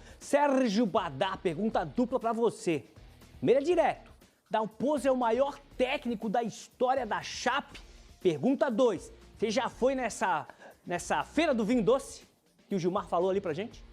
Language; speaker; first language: Portuguese; native; Portuguese